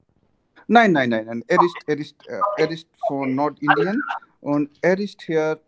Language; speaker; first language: German; non-native, learner; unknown